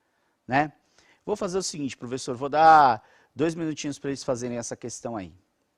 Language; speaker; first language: Portuguese; native; Portuguese